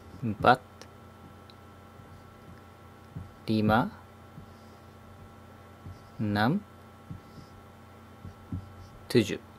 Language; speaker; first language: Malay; non-native, learner; Japanese